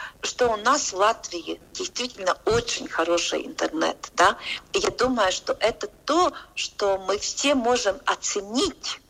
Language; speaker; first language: Russian; non-native, local second language; Latvian